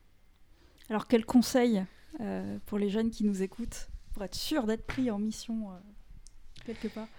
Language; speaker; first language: French; native; French